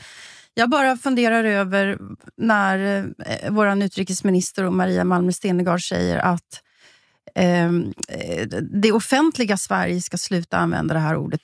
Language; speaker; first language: Swedish; native; Swedish